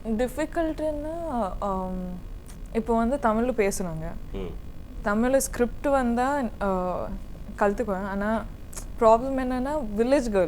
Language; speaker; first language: Tamil; non-native, learner; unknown